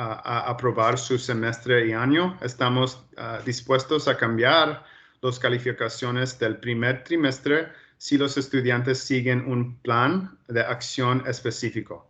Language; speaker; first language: Spanish; early bilingual, heritage; Spanish